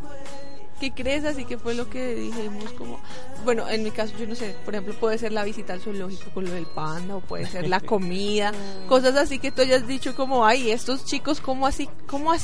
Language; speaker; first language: Spanish; native; Spanish